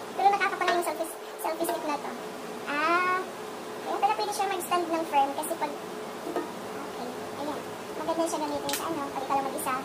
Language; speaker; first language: Filipino; non-native, local second language; Cebuano